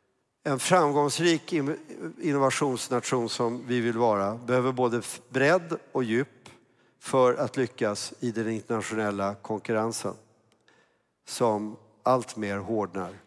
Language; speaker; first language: Swedish; native; Swedish